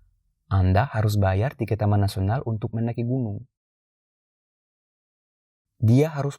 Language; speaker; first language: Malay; non-native, fluent; French